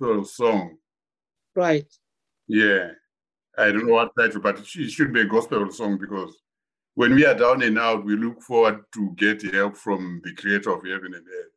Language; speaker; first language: English; non-native, local second language; Shona